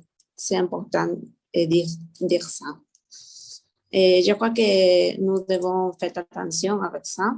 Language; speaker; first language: French; non-native, learner; Spanish